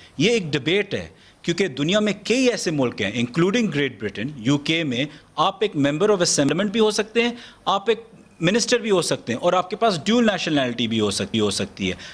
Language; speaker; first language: Urdu; early bilingual, heritage; Urdu